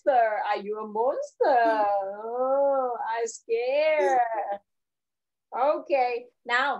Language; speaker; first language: English; non-native, learner; Vietnamese